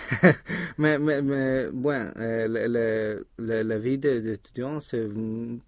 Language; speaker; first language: French; non-native, learner; Spanish